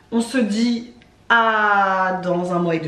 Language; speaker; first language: French; native; French